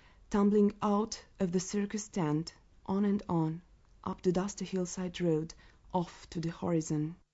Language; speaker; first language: English; non-native, fluent; Romanian